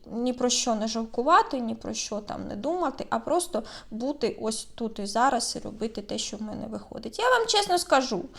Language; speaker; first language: Ukrainian; native; Ukrainian